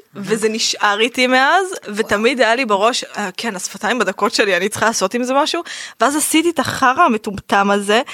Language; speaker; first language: Hebrew; native; Hebrew